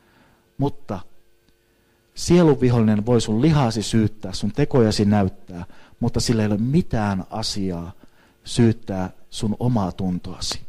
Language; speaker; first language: Finnish; native; Finnish